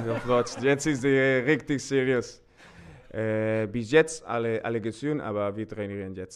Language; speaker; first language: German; non-native, learner; Spanish